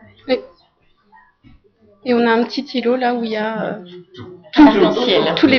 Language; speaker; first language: French; native; French